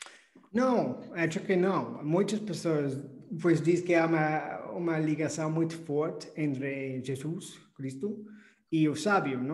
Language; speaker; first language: Portuguese; non-native, fluent; English